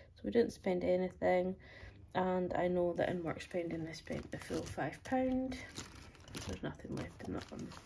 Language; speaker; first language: English; native; English